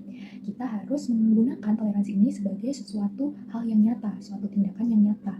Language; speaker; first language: Indonesian; native; Indonesian